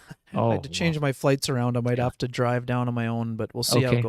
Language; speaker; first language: English; native; English